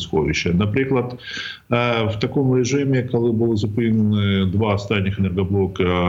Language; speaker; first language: Ukrainian; native; Ukrainian